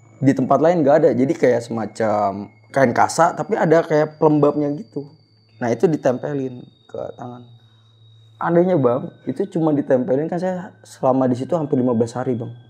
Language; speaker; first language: Indonesian; native; Indonesian